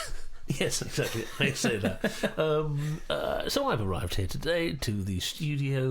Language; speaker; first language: English; native; English